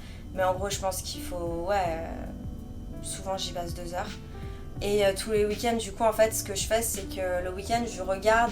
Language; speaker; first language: French; native; French